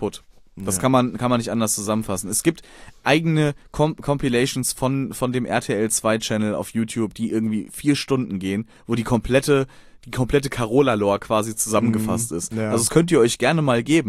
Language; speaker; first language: German; native; German